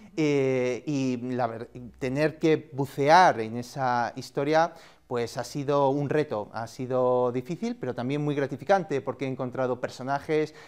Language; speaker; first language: Spanish; native; Spanish